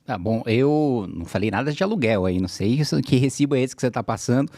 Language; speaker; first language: Portuguese; native; Portuguese